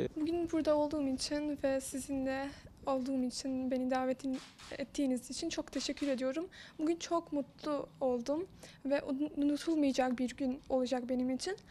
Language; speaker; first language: Turkish; non-native, learner; Kurdish